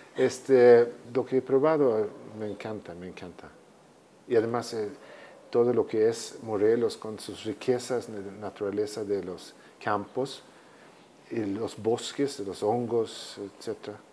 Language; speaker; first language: Spanish; non-native, fluent; Swedish